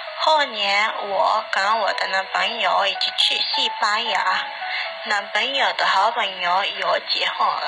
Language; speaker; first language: Chinese; non-native, learner; Indonesian